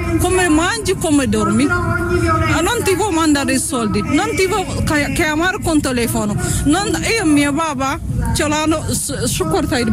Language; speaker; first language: Italian; non-native, learner; Tigrinya